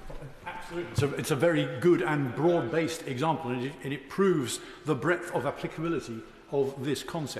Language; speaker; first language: English; native; English